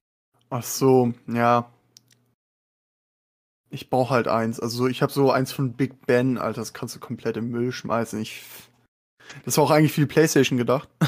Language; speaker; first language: German; native; German